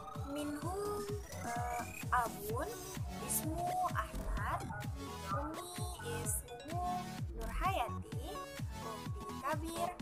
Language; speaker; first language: Arabic; non-native, learner; Indonesian